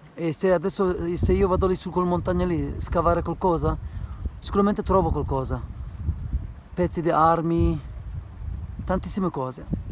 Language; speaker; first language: Italian; non-native, learner; Turkish